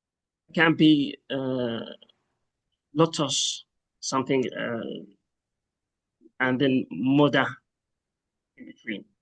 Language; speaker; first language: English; non-native, fluent; Arabic